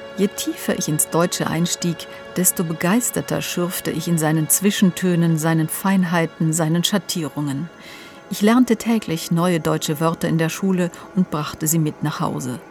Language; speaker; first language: German; native; German